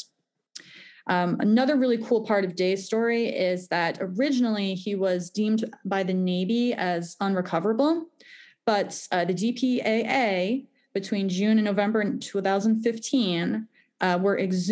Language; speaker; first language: English; native; English